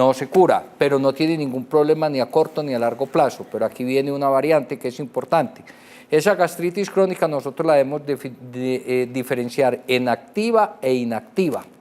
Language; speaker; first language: Spanish; native; Spanish